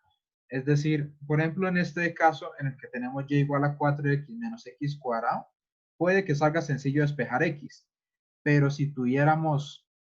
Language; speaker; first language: Spanish; native; Spanish